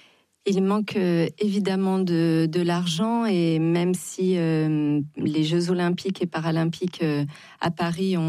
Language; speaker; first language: French; native; French